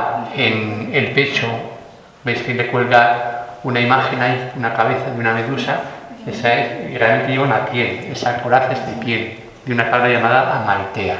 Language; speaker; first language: Spanish; native; Spanish